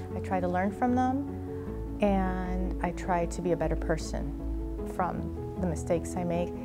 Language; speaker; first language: English; early bilingual, other home language; Spanish